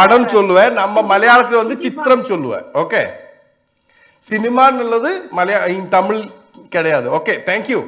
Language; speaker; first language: Tamil; non-native, learner; Malayalam